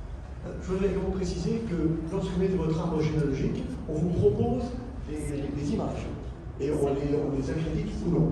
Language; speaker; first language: French; native; French